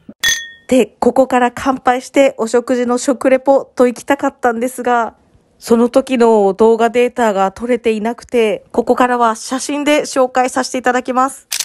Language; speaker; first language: Japanese; native; Japanese